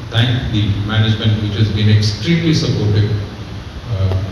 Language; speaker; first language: English; non-native, local second language; Malayalam